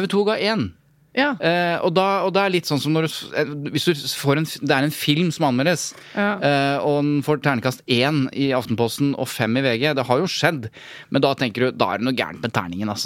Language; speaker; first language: Norwegian; native; Norwegian